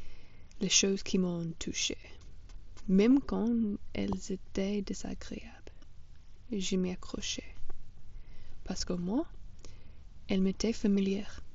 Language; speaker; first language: French; non-native, fluent; English